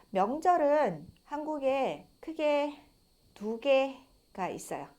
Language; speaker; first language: Korean; native; Korean